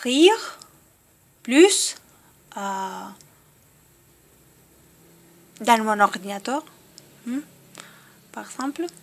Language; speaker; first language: French; non-native, learner; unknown